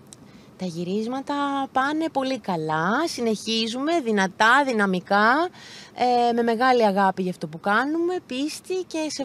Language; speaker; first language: Greek; native; Greek